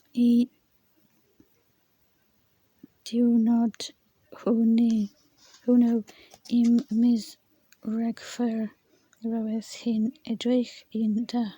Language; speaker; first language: Welsh; non-native, learner; English